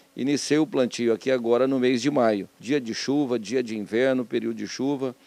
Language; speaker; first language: Portuguese; native; Portuguese